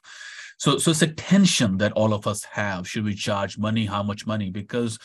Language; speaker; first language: English; non-native, local second language; Punjabi